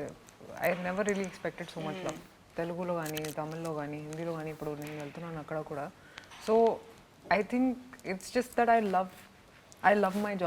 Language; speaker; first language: Telugu; non-native, fluent; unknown